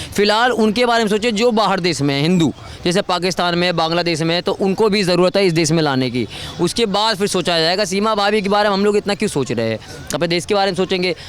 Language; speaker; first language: Hindi; native; Hindi